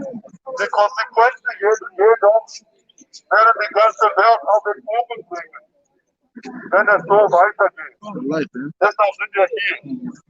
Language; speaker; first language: German; non-native, fluent; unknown